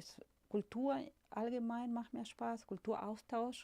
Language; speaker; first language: German; non-native, fluent; Spanish